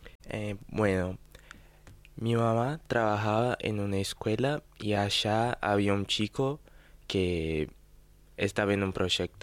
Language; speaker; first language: Spanish; non-native, fluent; Portuguese